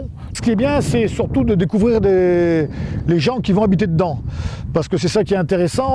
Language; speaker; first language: French; native; French